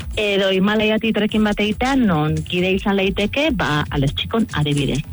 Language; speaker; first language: Basque; native; Basque